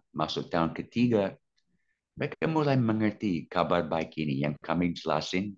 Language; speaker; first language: Indonesian; non-native, fluent; English